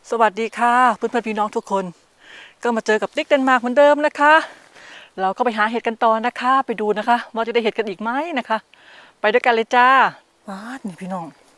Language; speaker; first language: Thai; native; Thai